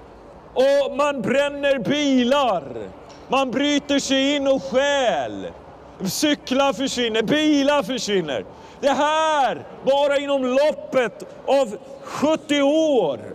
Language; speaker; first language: Swedish; non-native, fluent; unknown